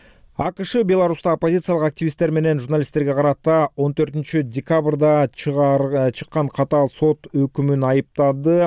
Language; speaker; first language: Kyrgyz; native; Kyrgyz